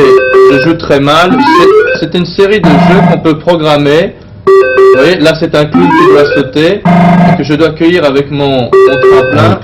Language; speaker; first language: French; native; French